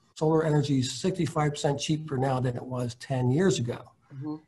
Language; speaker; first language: English; native; English